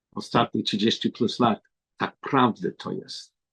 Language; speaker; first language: Polish; non-native, learner; English